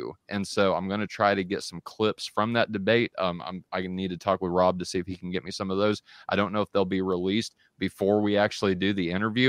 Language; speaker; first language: English; native; English